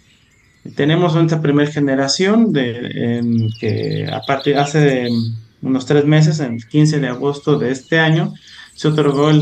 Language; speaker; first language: Spanish; native; Spanish